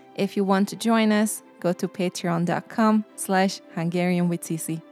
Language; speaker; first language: English; non-native, fluent; Hungarian